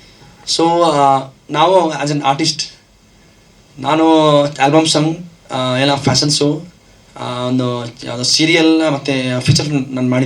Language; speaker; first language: Kannada; non-native, learner; Hindi